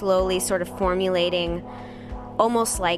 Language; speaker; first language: English; native; English